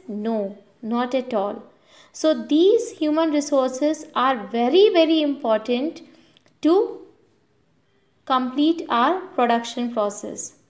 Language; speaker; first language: English; non-native, local second language; Hindi